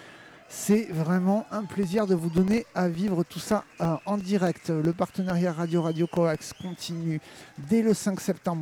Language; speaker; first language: French; native; French